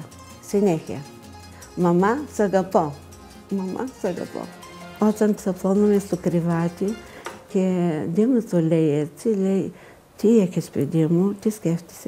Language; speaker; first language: Greek; non-native, learner; Bulgarian